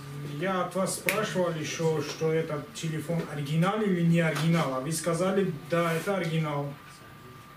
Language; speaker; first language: Russian; non-native, learner; Tajik